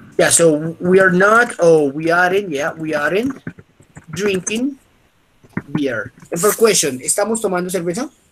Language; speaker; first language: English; non-native, fluent; Spanish